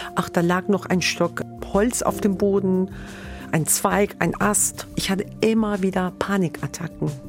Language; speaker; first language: German; non-native, fluent; Persian